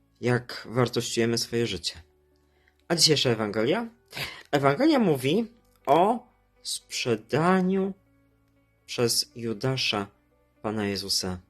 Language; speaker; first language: Polish; native; Polish